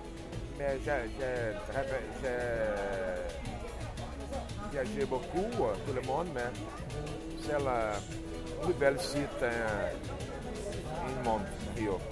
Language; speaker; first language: French; non-native, learner; Portuguese